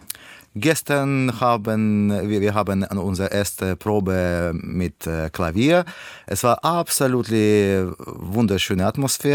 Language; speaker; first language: German; non-native, learner; Russian